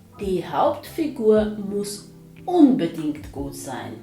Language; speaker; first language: German; non-native, fluent; Ukrainian